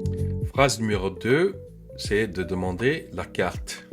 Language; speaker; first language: French; non-native, fluent; Korean